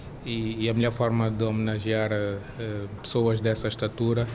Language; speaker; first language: Portuguese; native; Portuguese